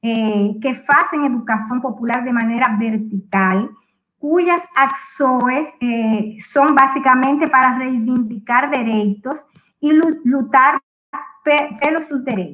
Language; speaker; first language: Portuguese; non-native, fluent; Spanish